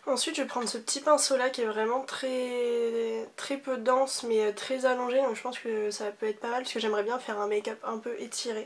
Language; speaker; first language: French; native; French